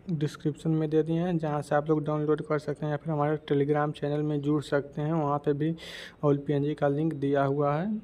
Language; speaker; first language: Hindi; native; Hindi